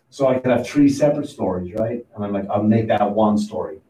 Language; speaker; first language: English; native; English